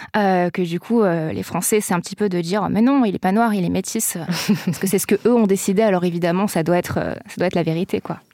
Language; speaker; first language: French; native; French